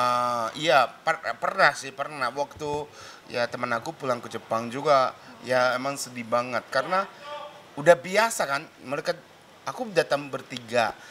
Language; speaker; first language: Indonesian; non-native, fluent; Japanese